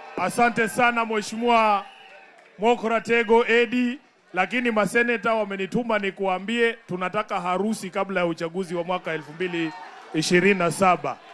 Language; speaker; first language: Swahili; non-native, local second language; Luyia